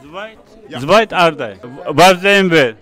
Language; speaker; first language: Dutch; non-native, learner; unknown